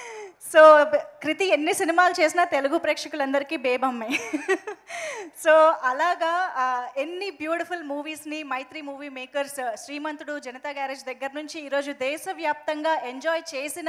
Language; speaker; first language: Telugu; native; Telugu